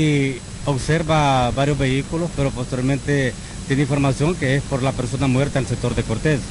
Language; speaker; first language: Spanish; native; Spanish